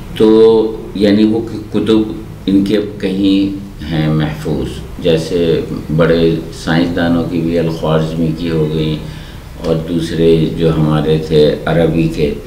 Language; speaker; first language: Urdu; native; Urdu